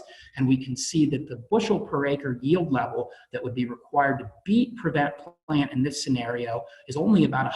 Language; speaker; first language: English; native; English